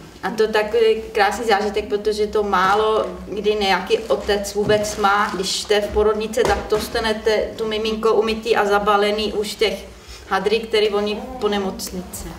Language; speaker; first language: Czech; non-native, learner; German